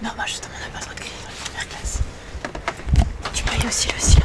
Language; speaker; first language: French; native; French